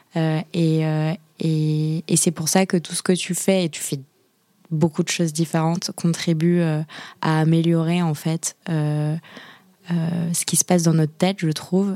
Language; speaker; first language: French; native; French